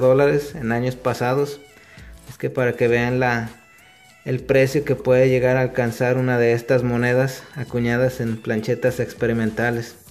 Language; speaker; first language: Spanish; native; Spanish